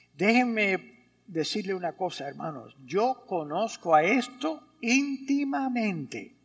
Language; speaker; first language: Spanish; early bilingual, heritage; Spanish